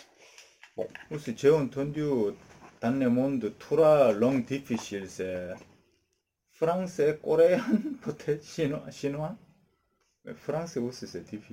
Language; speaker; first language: French; non-native, learner; Korean